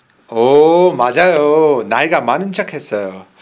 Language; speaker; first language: Korean; non-native, learner; English